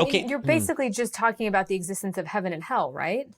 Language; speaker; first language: English; native; English